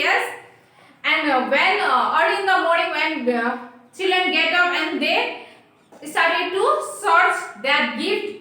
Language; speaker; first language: English; non-native, local second language; Nepali